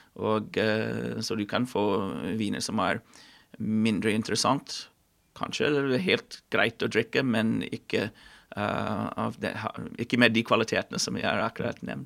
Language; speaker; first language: Norwegian; non-native, fluent; English